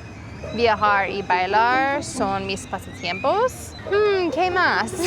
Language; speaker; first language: Spanish; non-native, learner; English